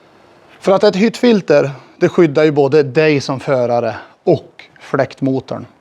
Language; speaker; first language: Swedish; native; Swedish